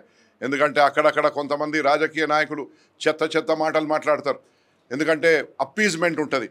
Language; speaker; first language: Telugu; native; Telugu